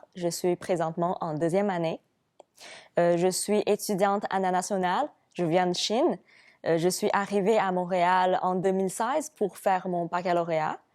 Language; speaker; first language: French; non-native, fluent; Chinese